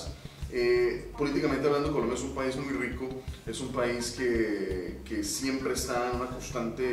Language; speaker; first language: Spanish; native; Spanish